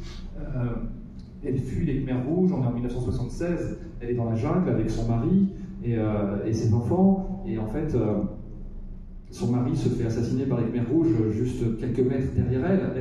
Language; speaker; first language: French; native; French